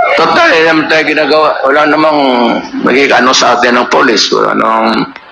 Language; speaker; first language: Filipino; non-native, local second language; Cebuano